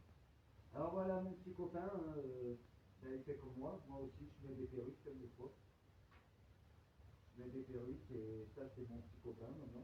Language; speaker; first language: French; native; French